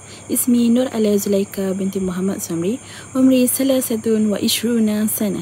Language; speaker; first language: Arabic; non-native, learner; Malay